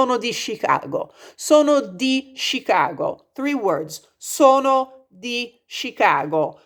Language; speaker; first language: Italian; non-native, fluent; English